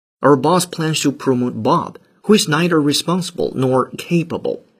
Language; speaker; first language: English; non-native, fluent; Chinese